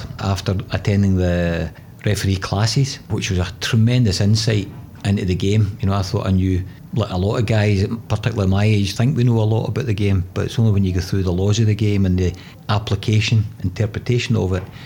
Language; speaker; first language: English; native; English